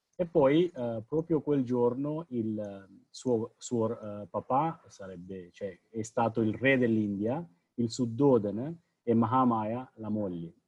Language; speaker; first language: Italian; non-native, fluent; Sinhala